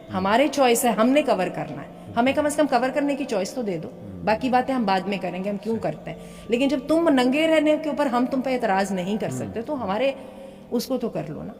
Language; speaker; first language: Urdu; native; Urdu